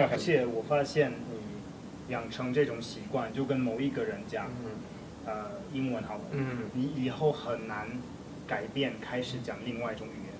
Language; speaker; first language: Chinese; non-native, fluent; Swedish